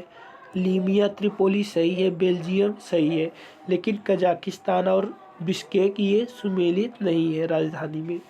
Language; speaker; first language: Hindi; native; Hindi